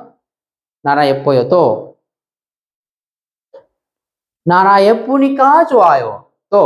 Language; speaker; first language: Korean; non-native, fluent; Sinhala